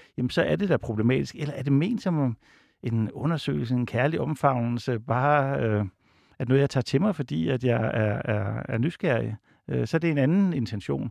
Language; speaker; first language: Danish; native; Danish